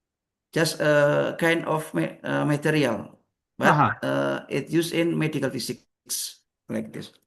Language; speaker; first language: English; non-native, learner; Indonesian